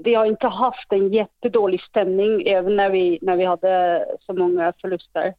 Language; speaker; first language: Swedish; non-native, fluent; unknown